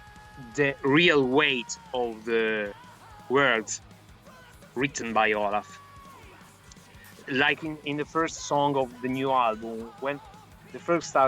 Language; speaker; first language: English; non-native, fluent; Italian